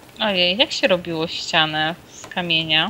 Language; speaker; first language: Polish; native; Polish